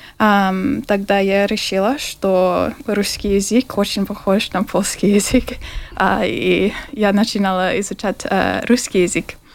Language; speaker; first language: Russian; non-native, learner; English